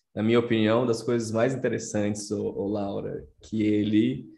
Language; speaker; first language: Portuguese; native; Portuguese